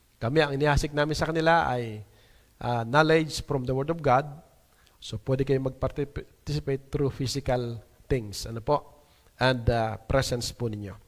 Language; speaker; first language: Filipino; native; Filipino